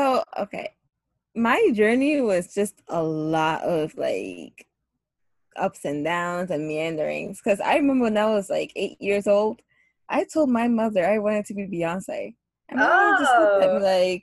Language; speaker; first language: English; non-native, local second language; Hausa